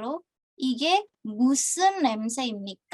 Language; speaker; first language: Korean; non-native, fluent; Indonesian